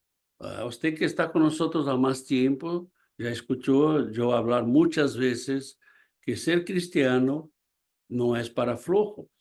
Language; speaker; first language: Spanish; non-native, fluent; Portuguese